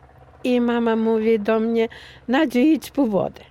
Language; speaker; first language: Polish; non-native, local second language; Ukrainian